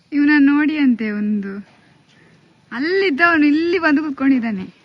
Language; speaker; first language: Kannada; non-native, local second language; Tulu